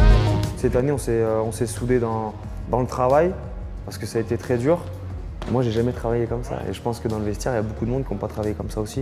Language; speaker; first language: French; native; French